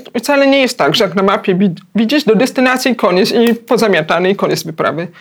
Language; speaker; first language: Polish; early bilingual, heritage; Polish